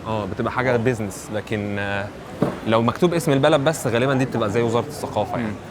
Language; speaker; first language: Arabic; native; Arabic